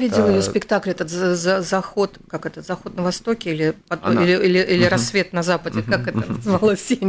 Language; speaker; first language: Russian; native; Russian